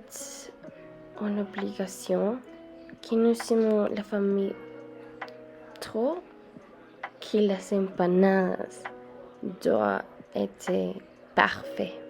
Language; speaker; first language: French; non-native, learner; Spanish